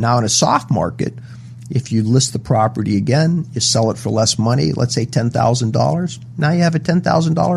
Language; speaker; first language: English; native; English